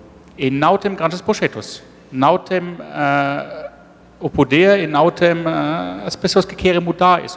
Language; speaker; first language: Portuguese; non-native, fluent; German